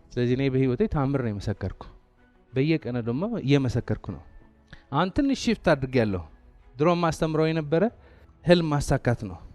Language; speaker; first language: Amharic; non-native, local second language; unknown